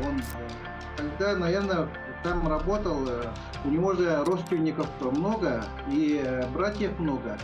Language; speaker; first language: Russian; non-native, local second language; Yakut